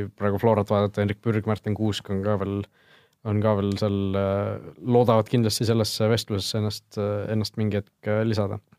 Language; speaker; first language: Estonian; native; Estonian